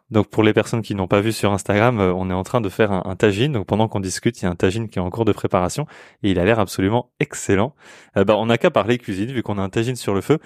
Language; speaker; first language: French; native; French